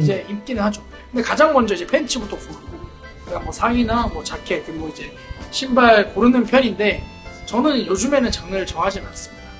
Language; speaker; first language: Korean; native; Korean